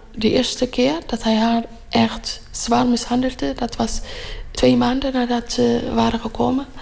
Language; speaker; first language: Dutch; non-native, fluent; Tigrinya